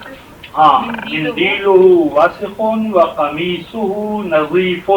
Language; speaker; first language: Arabic; non-native, fluent; Urdu